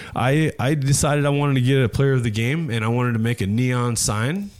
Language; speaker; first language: English; native; English